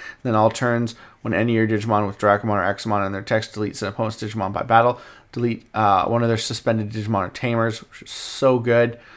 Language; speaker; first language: English; native; English